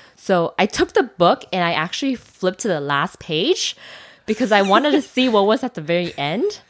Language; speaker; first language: English; non-native, fluent; Chinese